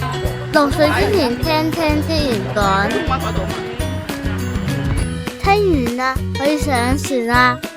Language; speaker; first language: Chinese; native; Chinese